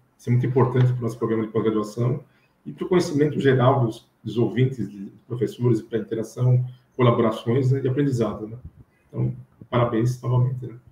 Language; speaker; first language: Portuguese; native; Portuguese